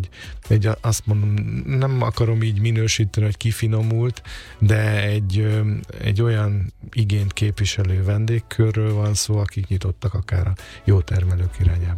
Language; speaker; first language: Hungarian; native; Hungarian